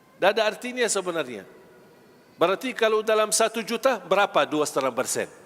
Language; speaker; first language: Malay; non-native, fluent; Arabic